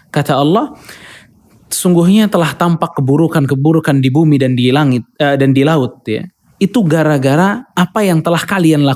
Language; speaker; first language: Indonesian; native; Indonesian